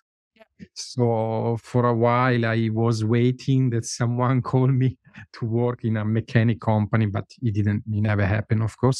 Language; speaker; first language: English; non-native, fluent; Italian